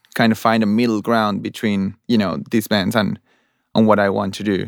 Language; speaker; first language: English; non-native, fluent; Spanish